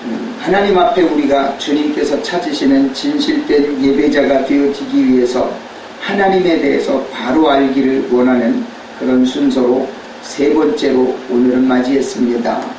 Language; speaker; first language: Korean; native; Korean